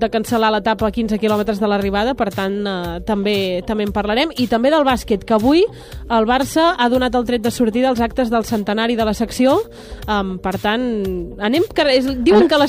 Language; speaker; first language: Catalan; native; Catalan